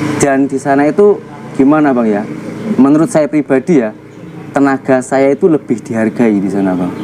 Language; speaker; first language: Indonesian; native; Indonesian